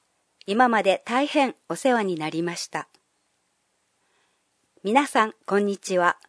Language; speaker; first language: Japanese; non-native, fluent; English